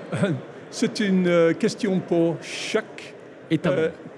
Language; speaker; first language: French; non-native, learner; English